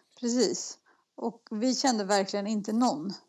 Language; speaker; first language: Swedish; native; Swedish